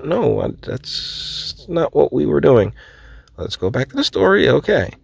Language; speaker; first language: English; native; English